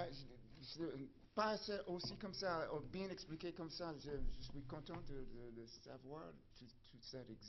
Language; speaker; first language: French; non-native, fluent; English